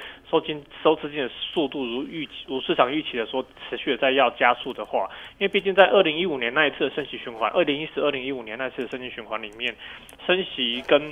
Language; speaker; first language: Chinese; native; Chinese